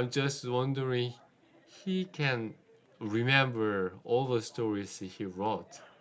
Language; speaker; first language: English; non-native, learner; Korean